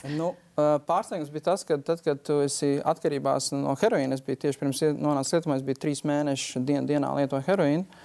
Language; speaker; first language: Latvian; native; Latvian